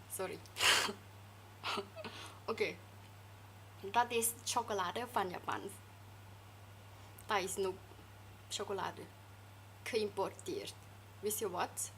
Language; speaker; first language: Dutch; non-native, fluent; Thai